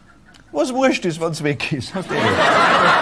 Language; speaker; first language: German; native; German